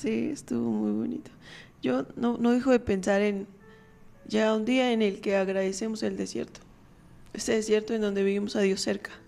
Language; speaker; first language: Spanish; native; Spanish